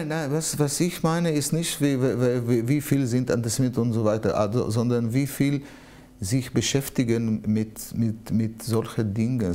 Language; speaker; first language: German; non-native, fluent; Hebrew